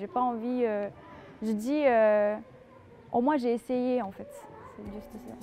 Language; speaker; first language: French; non-native, fluent; Indonesian